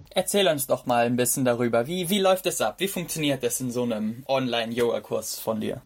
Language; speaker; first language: German; native; German